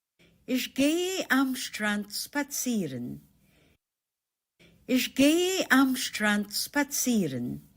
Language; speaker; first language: German; non-native, fluent; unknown